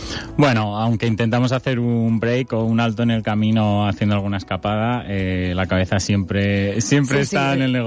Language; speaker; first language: Spanish; native; Spanish